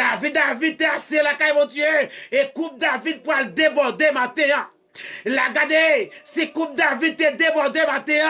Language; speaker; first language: French; non-native, learner; Haitian Creole